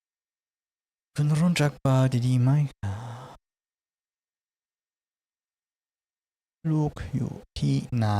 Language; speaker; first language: Thai; non-native, learner; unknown